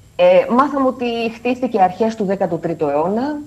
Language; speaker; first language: Greek; native; Greek